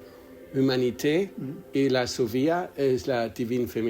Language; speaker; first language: French; non-native, learner; English